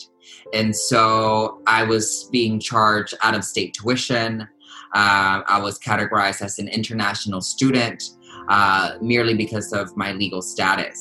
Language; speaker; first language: English; native; English